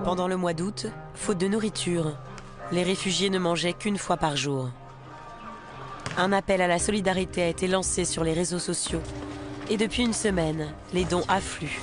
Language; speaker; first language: French; native; French